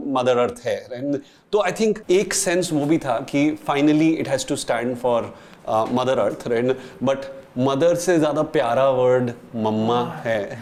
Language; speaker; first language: Hindi; native; Hindi